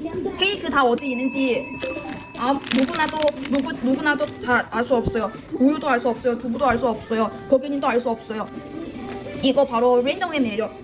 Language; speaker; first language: Korean; non-native, learner; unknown